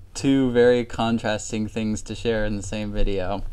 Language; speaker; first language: English; native; English